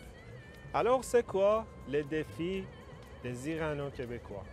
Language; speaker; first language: French; non-native, fluent; Persian